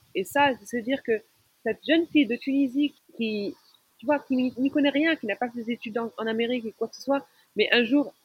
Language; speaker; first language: French; non-native, local second language; Arabic